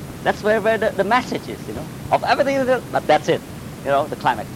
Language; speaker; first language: English; non-native, fluent; Chinese